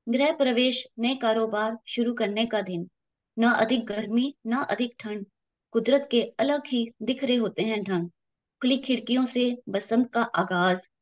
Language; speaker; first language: Hindi; native; Hindi